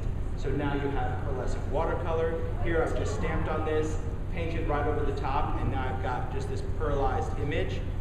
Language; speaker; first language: English; native; English